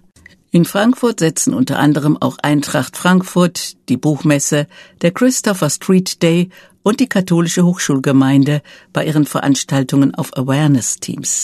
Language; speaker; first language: German; native; German